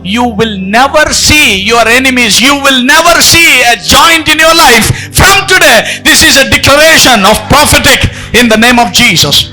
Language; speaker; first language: English; non-native, local second language; Telugu